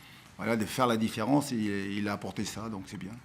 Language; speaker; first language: French; native; French